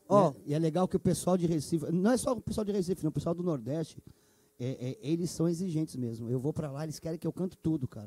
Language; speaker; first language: Portuguese; native; Portuguese